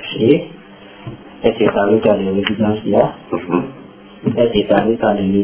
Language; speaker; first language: Spanish; non-native, learner; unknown